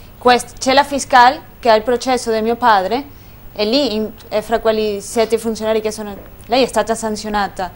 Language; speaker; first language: Italian; non-native, fluent; Spanish